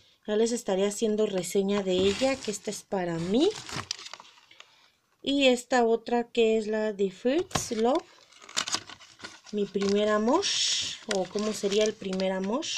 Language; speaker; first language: Spanish; native; Spanish